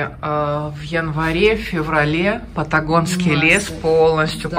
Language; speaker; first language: Russian; native; Russian